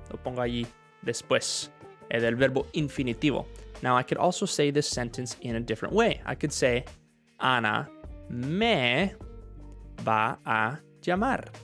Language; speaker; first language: English; native; English